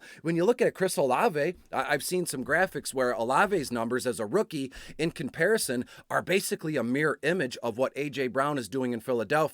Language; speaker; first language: English; native; English